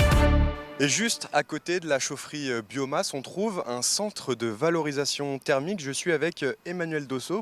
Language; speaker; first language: French; native; French